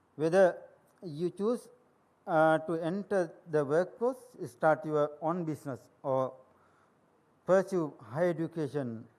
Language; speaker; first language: English; non-native, local second language; Sinhala